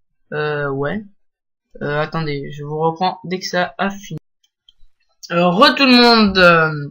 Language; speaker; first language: French; native; French